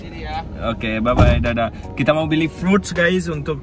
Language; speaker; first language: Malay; non-native, learner; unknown